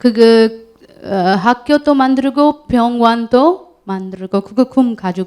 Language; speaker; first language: Korean; non-native, learner; Urdu